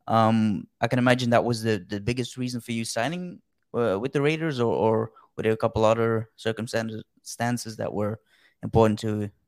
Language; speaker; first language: English; non-native, fluent; Dutch